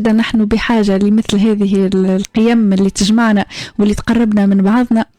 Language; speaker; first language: Arabic; native; Arabic